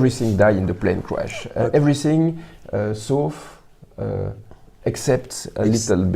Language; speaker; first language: English; non-native, learner; French